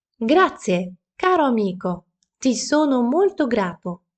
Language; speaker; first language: Italian; non-native, fluent; Ukrainian